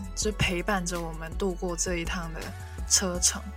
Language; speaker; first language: Chinese; non-native, local second language; Cantonese